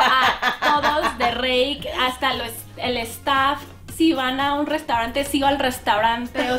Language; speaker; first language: Spanish; native; Spanish